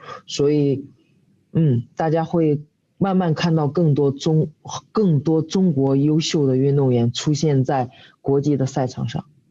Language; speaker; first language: Chinese; native; Chinese